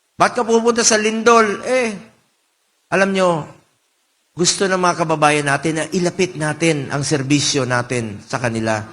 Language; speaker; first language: Filipino; non-native, local second language; Cebuano